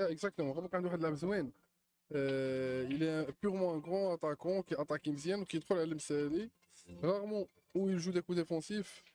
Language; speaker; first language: French; non-native, local second language; Arabic